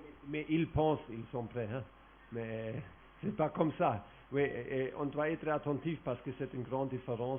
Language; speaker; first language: French; non-native, fluent; German